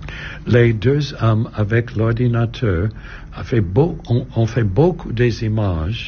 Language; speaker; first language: French; non-native, learner; English